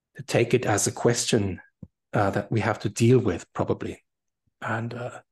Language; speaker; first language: English; non-native, fluent; German